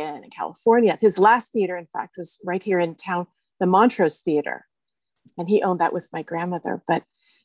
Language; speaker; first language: English; native; English